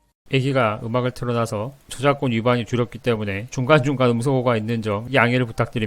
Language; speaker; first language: Korean; native; Korean